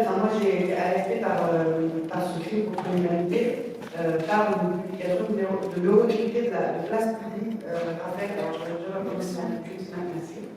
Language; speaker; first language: French; native; French